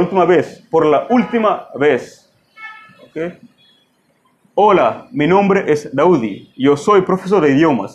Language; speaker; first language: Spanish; non-native, fluent; Swahili